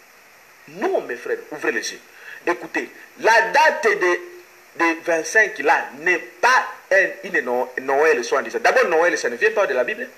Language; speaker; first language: French; non-native, local second language; Lingala